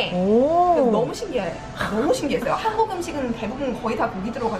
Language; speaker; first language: Korean; early bilingual, heritage; Korean